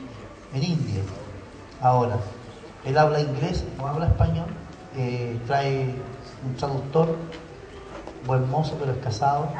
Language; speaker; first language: Spanish; native; Spanish